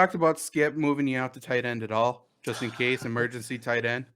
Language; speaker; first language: English; native; English